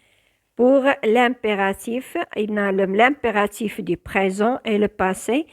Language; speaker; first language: French; non-native, local second language; Arabic